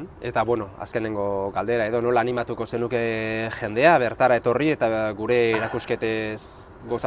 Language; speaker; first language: Basque; native; Basque